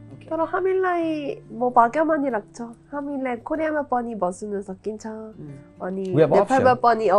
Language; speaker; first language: Nepali; non-native, learner; Korean